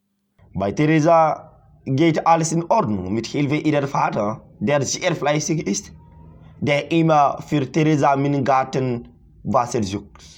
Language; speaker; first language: German; non-native, fluent; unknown